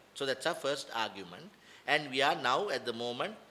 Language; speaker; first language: English; non-native, local second language; Sinhala